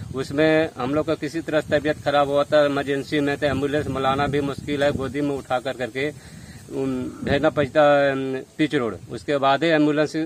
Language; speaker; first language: Hindi; native; Hindi